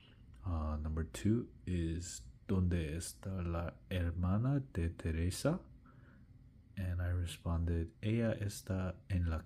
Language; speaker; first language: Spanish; non-native, learner; English